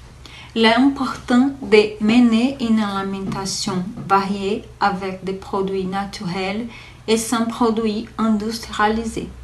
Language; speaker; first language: French; non-native, learner; Portuguese